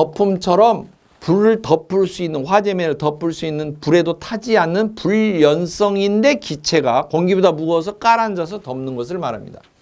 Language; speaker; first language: Korean; native; Korean